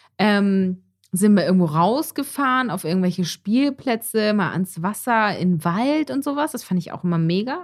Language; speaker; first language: German; native; German